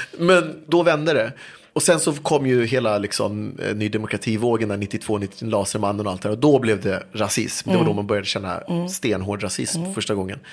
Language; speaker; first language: Swedish; early bilingual, other home language; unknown